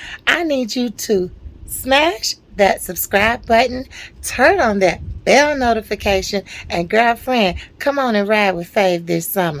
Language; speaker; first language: English; native; English